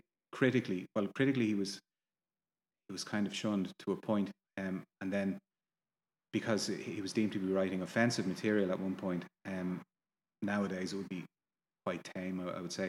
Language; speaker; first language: English; native; English